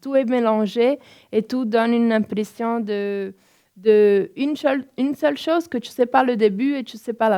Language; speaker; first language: French; non-native, fluent; Portuguese